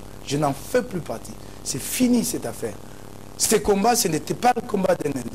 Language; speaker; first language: French; non-native, local second language; Lingala